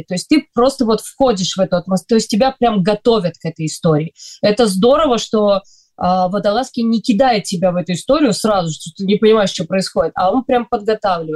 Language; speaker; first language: Russian; native; Russian